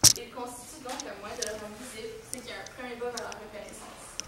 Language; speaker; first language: French; native; French